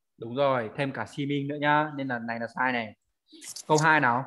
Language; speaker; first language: Vietnamese; native; Vietnamese